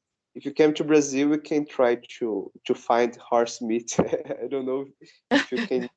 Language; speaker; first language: English; non-native, learner; Portuguese